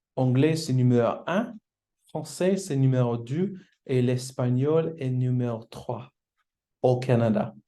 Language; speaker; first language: French; non-native, learner; English